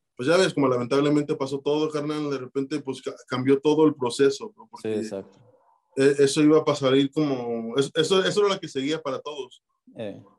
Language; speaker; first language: Spanish; early bilingual, heritage; Spanish